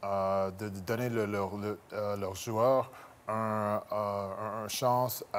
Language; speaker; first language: French; non-native, local second language; English